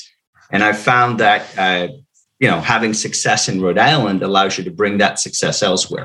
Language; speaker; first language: English; non-native, fluent; Dutch